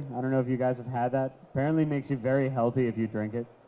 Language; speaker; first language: English; native; English